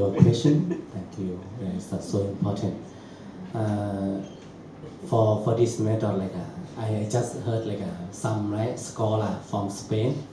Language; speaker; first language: English; non-native, learner; Burmese